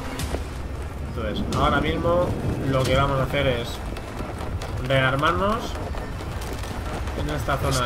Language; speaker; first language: Spanish; native; Spanish